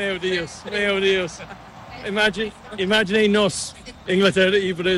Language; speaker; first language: Portuguese; non-native, learner; English